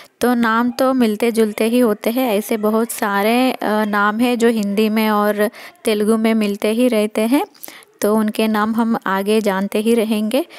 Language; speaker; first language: Hindi; non-native, local second language; Telugu